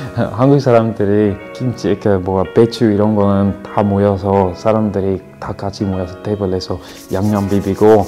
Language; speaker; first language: Korean; non-native, fluent; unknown